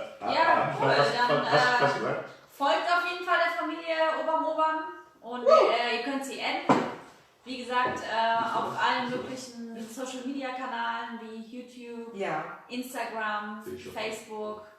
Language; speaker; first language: German; native; German